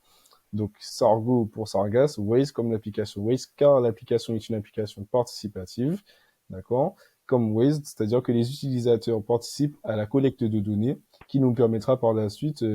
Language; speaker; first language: French; native; French